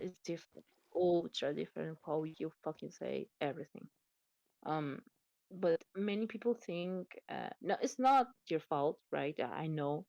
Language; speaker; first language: English; non-native, learner; Spanish